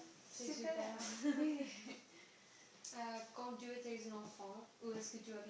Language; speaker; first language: French; non-native, learner; English